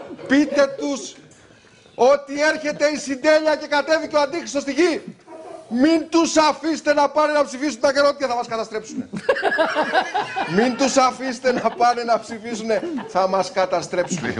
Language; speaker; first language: Greek; native; Greek